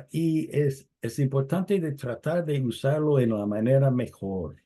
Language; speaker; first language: Spanish; non-native, fluent; English